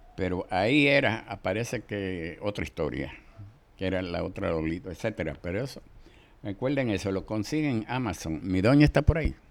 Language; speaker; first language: Spanish; native; Spanish